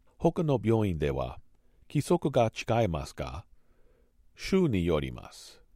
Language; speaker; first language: Japanese; non-native, learner; English